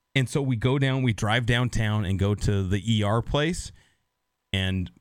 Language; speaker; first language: English; native; English